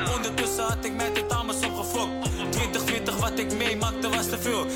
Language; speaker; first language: Dutch; native; Dutch